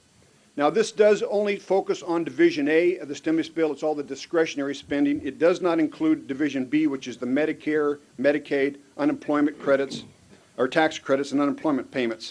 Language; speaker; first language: English; native; English